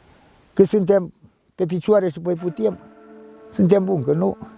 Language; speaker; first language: Romanian; native; Romanian